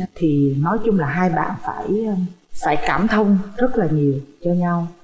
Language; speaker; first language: Vietnamese; native; Vietnamese